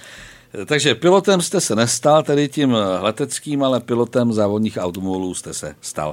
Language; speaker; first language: Czech; native; Czech